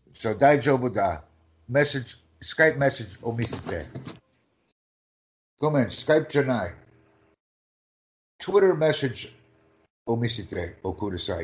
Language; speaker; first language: Japanese; non-native, learner; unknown